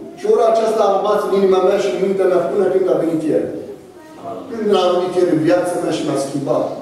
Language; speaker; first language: Romanian; non-native, fluent; Arabic